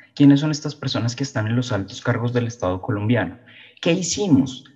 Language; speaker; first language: Spanish; native; Spanish